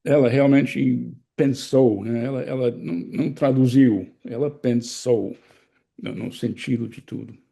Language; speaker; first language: Portuguese; non-native, fluent; English